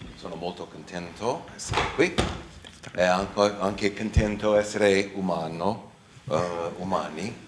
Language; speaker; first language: Italian; non-native, learner; English